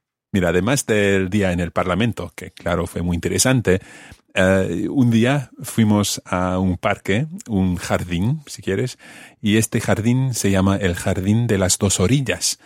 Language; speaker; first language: Spanish; non-native, fluent; English